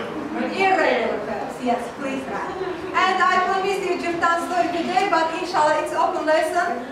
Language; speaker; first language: English; non-native, learner; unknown